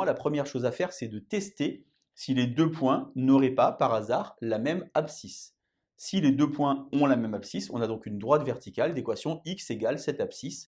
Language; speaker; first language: French; native; French